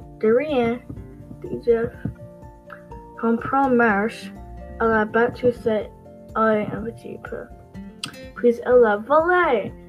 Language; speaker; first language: French; non-native, learner; English